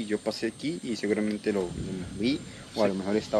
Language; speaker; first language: Spanish; native; Spanish